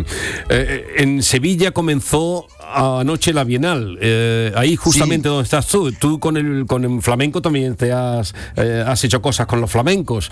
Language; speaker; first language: Spanish; native; Spanish